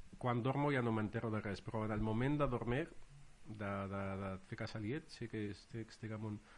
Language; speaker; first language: Catalan; non-native, fluent; Arabic